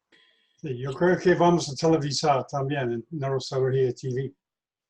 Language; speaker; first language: Spanish; non-native, learner; English